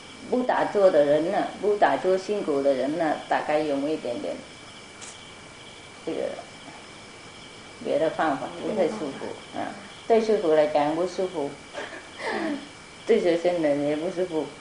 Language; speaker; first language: Chinese; non-native, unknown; Vietnamese